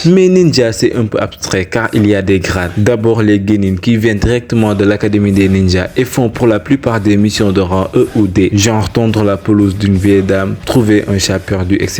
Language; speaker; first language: French; native; French